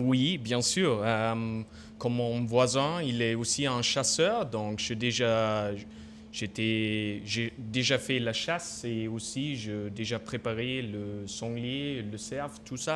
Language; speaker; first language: French; non-native, fluent; German